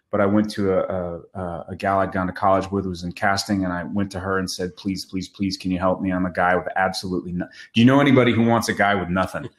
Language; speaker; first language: English; native; English